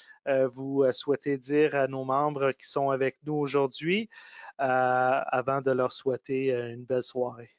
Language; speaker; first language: French; native; French